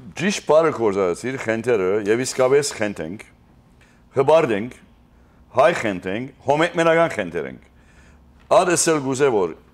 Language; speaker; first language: Armenian; early bilingual, heritage; Armenian